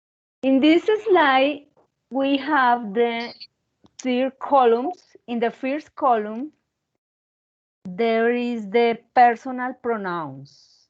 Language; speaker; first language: English; non-native, learner; Spanish